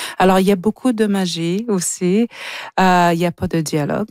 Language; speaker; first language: French; non-native, local second language; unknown